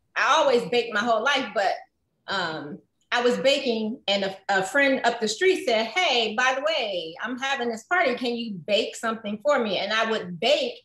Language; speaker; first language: English; native; English